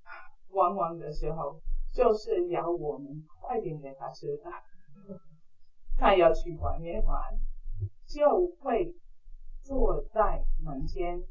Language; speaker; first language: Chinese; non-native, fluent; English